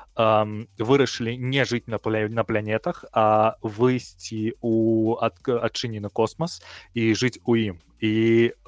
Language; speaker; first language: Belarusian; non-native, local second language; Russian